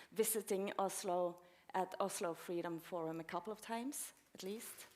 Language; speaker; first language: English; non-native, fluent; Norwegian